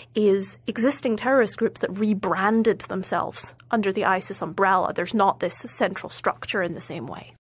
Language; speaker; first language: English; native; English